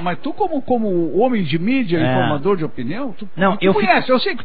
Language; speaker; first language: Portuguese; native; Portuguese